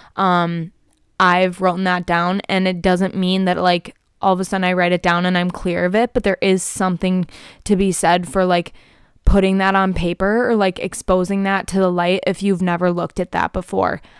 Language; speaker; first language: English; native; English